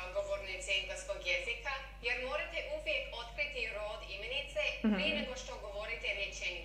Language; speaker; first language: Croatian; non-native, learner; English